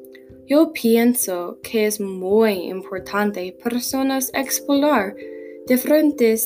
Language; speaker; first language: Spanish; non-native, learner; English